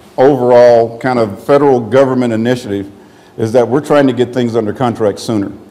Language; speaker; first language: English; native; English